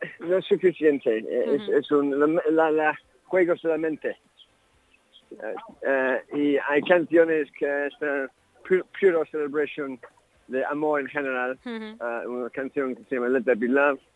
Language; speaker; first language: Spanish; non-native, learner; English